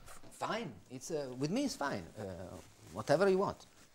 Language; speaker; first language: English; non-native, fluent; Italian